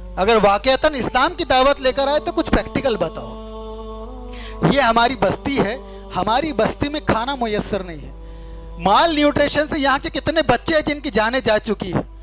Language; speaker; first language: Urdu; native; Urdu